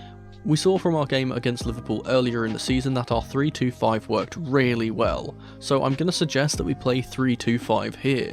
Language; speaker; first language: English; native; English